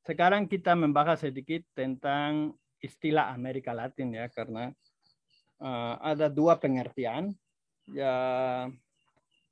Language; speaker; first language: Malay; non-native, fluent; Spanish